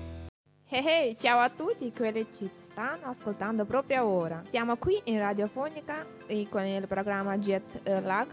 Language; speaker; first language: Italian; non-native, learner; Romanian